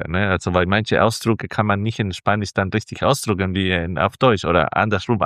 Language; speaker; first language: German; non-native, fluent; Spanish